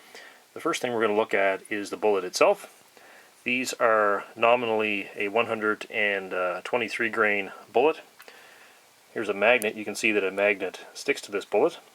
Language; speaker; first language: English; native; English